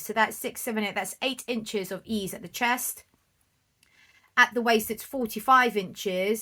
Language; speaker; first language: English; native; English